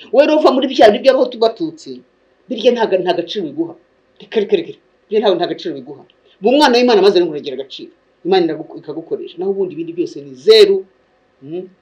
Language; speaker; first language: Kinyarwanda; native; Kinyarwanda